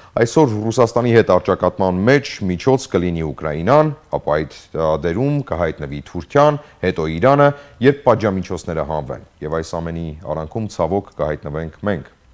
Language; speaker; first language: Armenian; native; Armenian